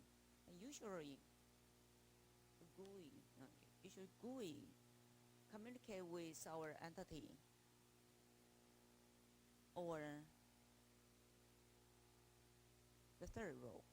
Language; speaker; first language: English; non-native, fluent; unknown